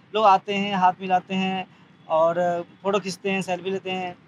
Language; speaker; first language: Hindi; native; Hindi